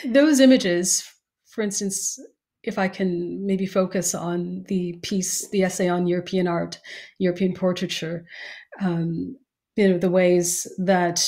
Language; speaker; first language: English; native; English